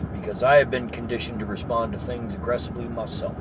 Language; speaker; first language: English; native; English